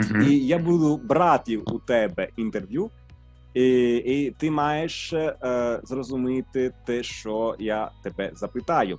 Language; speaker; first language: Ukrainian; non-native, fluent; Italian